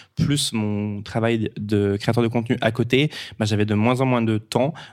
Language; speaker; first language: French; native; French